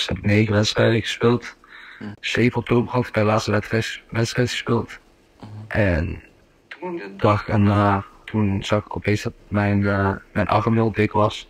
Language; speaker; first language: Dutch; native; Dutch